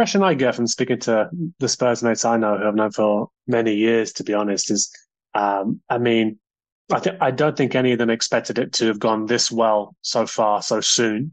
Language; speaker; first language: English; native; English